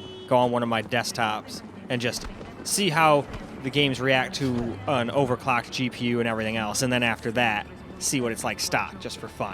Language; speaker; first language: English; native; English